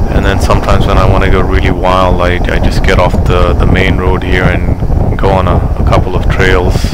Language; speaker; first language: English; native; English